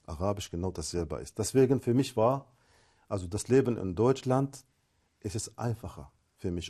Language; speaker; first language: German; non-native, fluent; Arabic